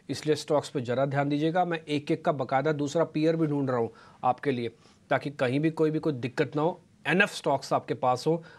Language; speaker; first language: Hindi; native; Hindi